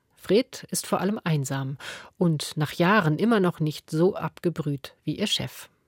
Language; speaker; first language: German; native; German